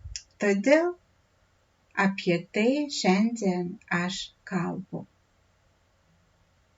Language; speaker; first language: Lithuanian; non-native, fluent; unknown